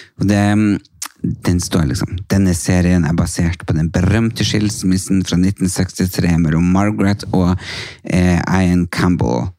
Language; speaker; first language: Norwegian; native; Norwegian